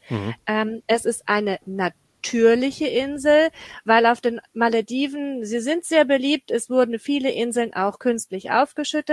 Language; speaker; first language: German; native; German